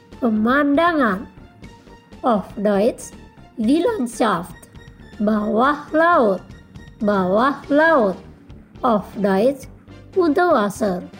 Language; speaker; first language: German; non-native, fluent; Indonesian